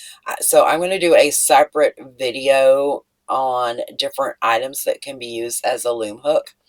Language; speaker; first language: English; native; English